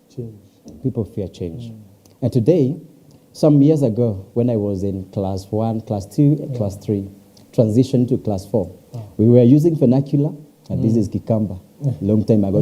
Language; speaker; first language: English; non-native, local second language; Swahili